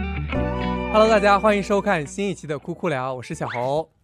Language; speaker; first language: Chinese; native; Chinese